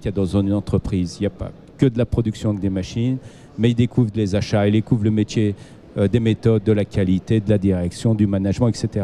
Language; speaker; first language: French; native; French